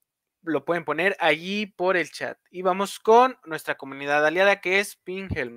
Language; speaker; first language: Spanish; native; Spanish